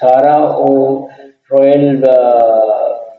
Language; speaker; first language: Hindi; non-native, learner; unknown